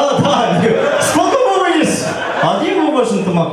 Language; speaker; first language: Russian; non-native, local second language; Kazakh